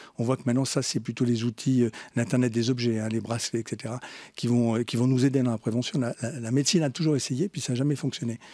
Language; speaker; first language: French; native; French